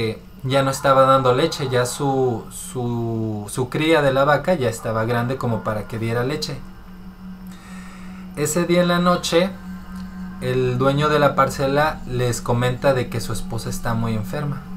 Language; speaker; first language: Spanish; native; Spanish